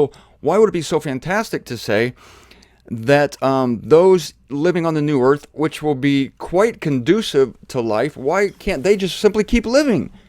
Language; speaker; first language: English; native; English